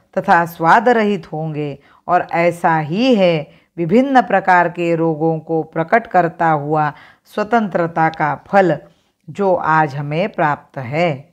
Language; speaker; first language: Hindi; non-native, local second language; Marathi